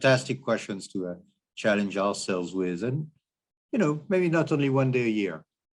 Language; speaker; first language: English; non-native, fluent; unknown